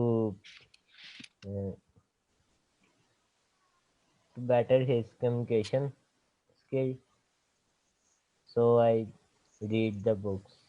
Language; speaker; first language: English; non-native, learner; Urdu